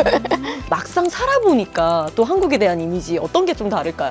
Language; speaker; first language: Korean; native; Korean